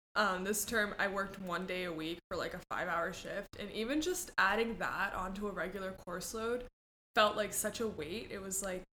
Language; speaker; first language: English; early bilingual, other home language; Spanish